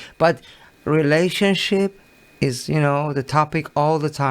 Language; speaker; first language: English; non-native, learner; Persian